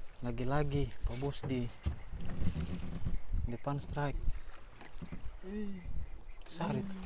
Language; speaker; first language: Malay; native; Malay